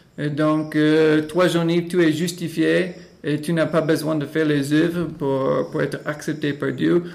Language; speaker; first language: French; non-native, fluent; English